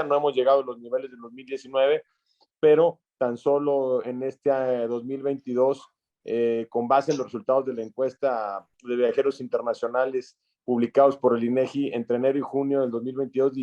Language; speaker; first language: Spanish; native; Spanish